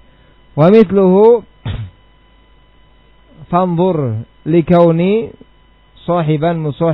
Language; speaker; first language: Arabic; non-native, fluent; Indonesian